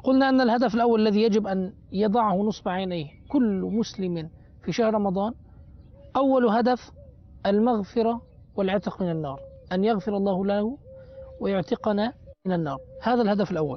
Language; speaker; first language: Arabic; native; Arabic